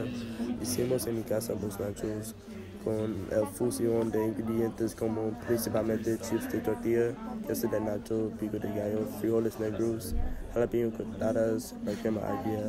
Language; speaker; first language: Spanish; non-native, learner; English